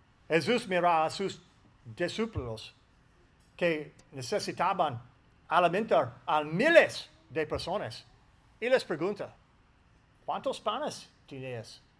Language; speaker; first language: Spanish; non-native, learner; English